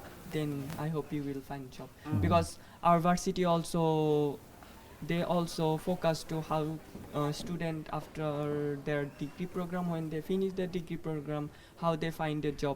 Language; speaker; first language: English; non-native, fluent; Bangla